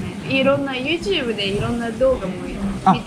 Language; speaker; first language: Japanese; non-native, fluent; Russian